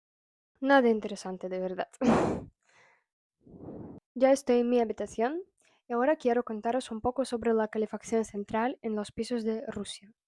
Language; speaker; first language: Spanish; non-native, fluent; Russian